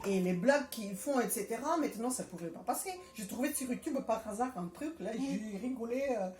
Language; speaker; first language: French; non-native, fluent; Russian